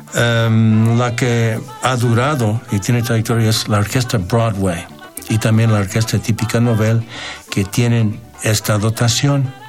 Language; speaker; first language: Spanish; non-native, fluent; English